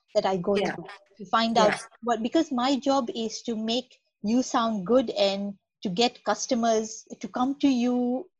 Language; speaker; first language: English; non-native, local second language; Gujarati